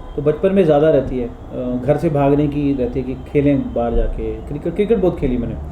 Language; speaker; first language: Hindi; non-native, local second language; Punjabi